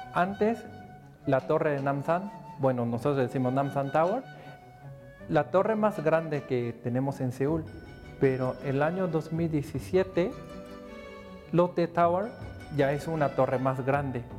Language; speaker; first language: Spanish; non-native, fluent; Korean